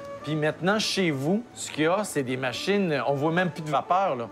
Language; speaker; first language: French; native; French